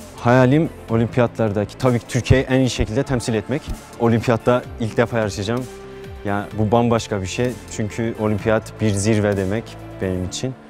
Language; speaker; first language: Turkish; native; Turkish